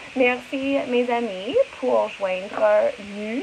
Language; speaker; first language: French; non-native, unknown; English